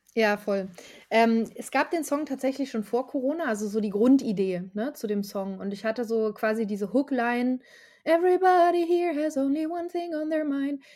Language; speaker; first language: German; native; German